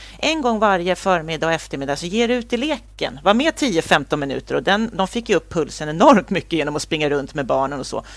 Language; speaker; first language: Swedish; native; Swedish